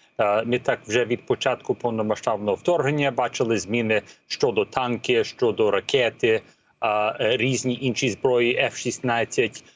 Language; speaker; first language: Ukrainian; early bilingual, heritage; Ukrainian